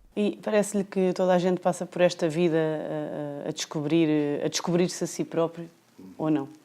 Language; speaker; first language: Portuguese; native; Portuguese